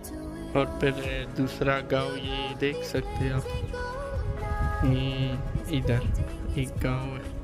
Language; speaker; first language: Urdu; non-native, local second language; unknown